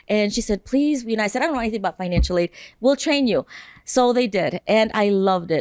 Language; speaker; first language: English; native; English